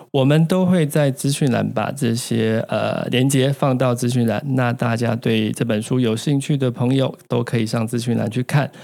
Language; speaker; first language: Chinese; native; Chinese